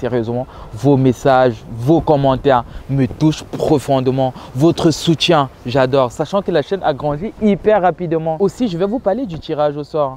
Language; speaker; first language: French; native; French